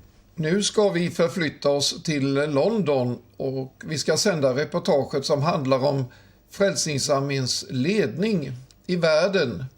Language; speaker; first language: Swedish; native; Swedish